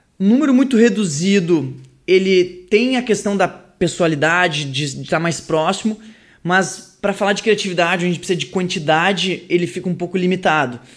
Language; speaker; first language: Portuguese; early bilingual, other home language; French